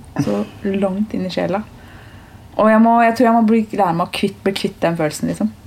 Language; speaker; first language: Norwegian; early bilingual, other home language; Turkish